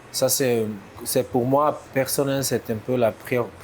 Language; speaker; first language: French; non-native, local second language; German